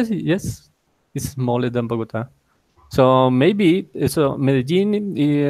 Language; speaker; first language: English; non-native, learner; Spanish